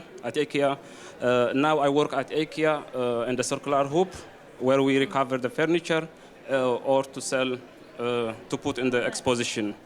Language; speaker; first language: English; non-native, learner; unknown